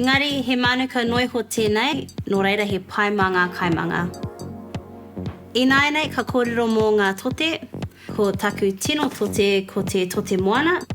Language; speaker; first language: Māori; non-native, local second language; English